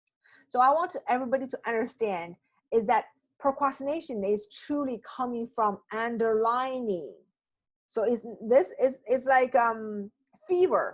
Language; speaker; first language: English; non-native, fluent; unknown